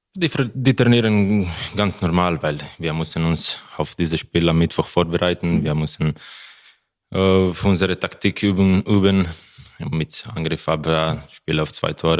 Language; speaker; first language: German; non-native, learner; Croatian